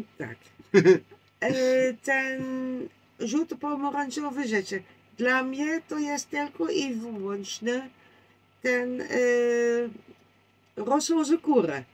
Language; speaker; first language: Polish; non-native, learner; Dutch